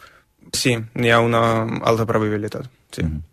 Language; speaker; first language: Catalan; non-native, fluent; Ukrainian